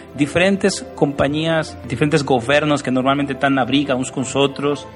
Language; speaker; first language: Portuguese; non-native, learner; Spanish